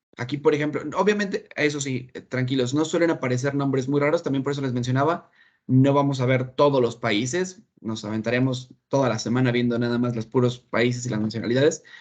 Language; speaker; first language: Spanish; native; Spanish